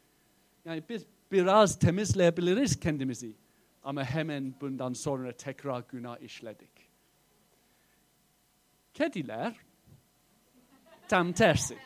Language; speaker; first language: Turkish; non-native, fluent; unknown